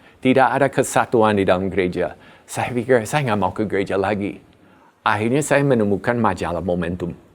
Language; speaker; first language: Indonesian; non-native, fluent; English